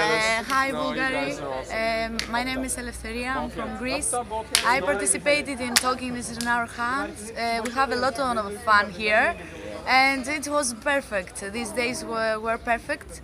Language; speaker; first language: English; non-native, learner; Greek